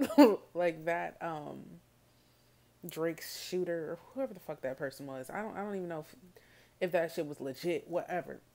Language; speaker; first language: English; native; English